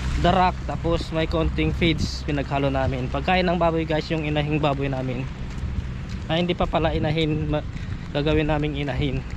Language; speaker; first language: Filipino; non-native, local second language; Iloko